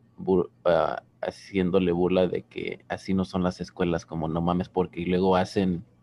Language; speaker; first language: Spanish; early bilingual, heritage; Spanish